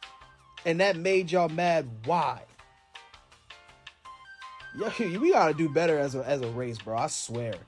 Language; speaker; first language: English; native; English